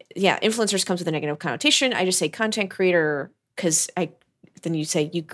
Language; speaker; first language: English; native; English